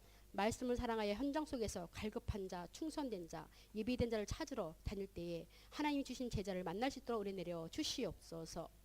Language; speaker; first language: Korean; native; Korean